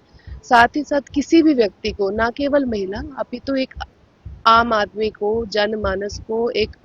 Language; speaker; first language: Hindi; native; Hindi